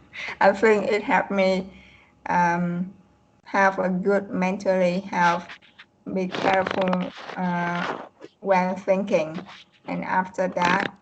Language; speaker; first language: English; non-native, learner; Vietnamese